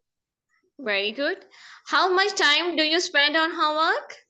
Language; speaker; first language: English; non-native, fluent; Urdu